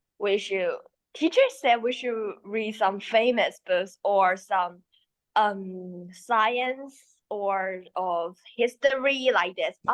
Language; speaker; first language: English; non-native, learner; Chinese